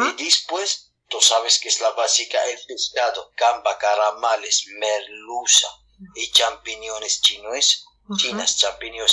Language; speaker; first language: Spanish; non-native, learner; Arabic